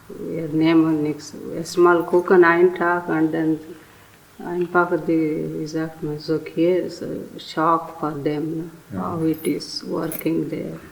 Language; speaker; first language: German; non-native, learner; Telugu